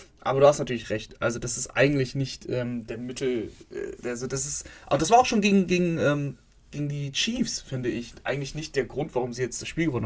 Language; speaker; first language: German; native; German